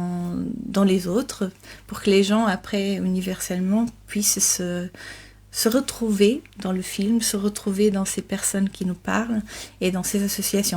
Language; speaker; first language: French; non-native, fluent; Portuguese